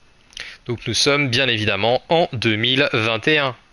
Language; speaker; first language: French; native; French